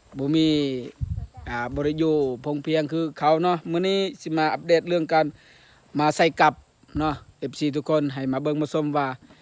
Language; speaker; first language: Lao; non-native, local second language; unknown